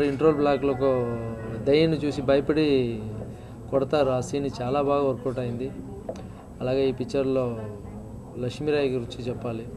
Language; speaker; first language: Telugu; non-native, fluent; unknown